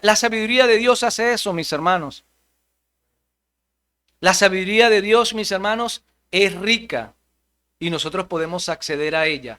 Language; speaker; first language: Spanish; native; Spanish